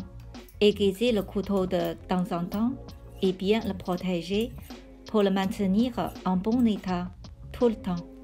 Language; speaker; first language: French; non-native, fluent; Chinese